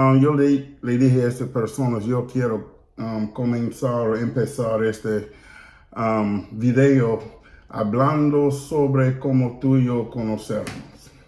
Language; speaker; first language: Spanish; non-native, learner; English